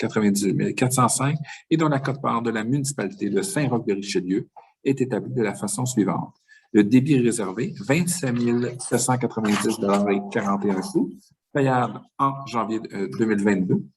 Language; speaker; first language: French; native; French